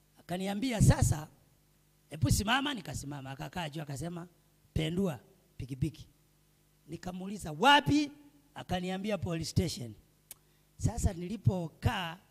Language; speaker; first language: Swahili; non-native, local second language; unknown